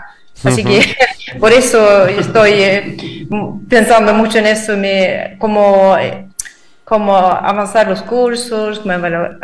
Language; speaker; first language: Spanish; non-native, fluent; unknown